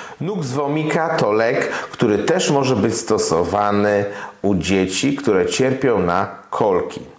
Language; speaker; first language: Polish; native; Polish